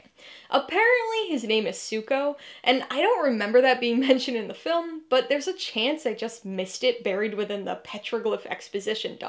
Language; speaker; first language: English; native; English